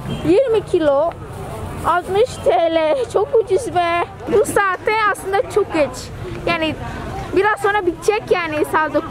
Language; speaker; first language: Turkish; non-native, learner; Javanese